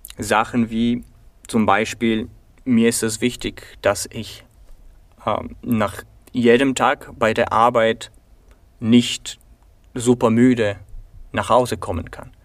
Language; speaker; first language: German; non-native, fluent; Bulgarian